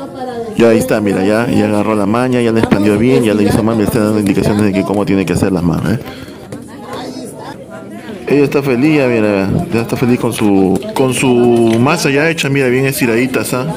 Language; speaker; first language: Spanish; native; Spanish